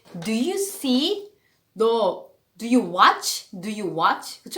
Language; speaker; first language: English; non-native, fluent; Korean